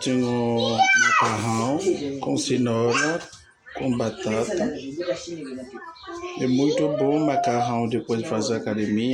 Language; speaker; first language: Portuguese; non-native, learner; Haitian Creole